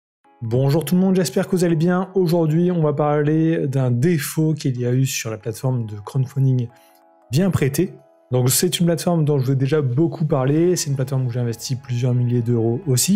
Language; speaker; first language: French; native; French